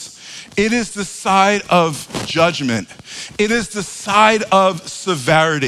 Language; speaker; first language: English; native; English